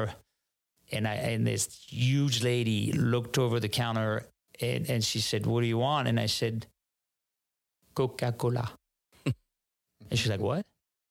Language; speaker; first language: English; non-native, fluent; French